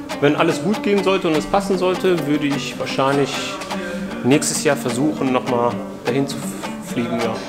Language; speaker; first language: German; early bilingual, other home language; Persian